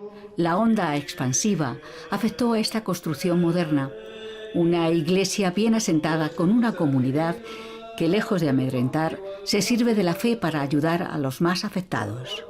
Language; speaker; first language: Spanish; native; Spanish